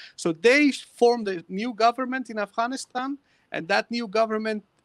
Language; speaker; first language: English; early bilingual, other home language; Persian